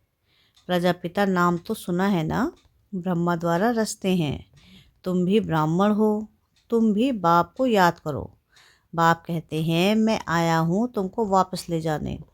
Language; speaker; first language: Hindi; native; Hindi